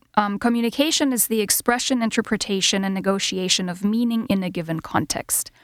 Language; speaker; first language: English; non-native, fluent; German